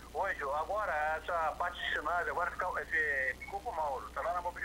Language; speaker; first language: Portuguese; native; Portuguese